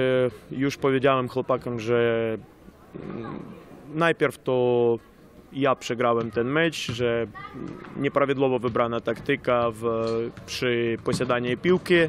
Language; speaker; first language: Polish; non-native, fluent; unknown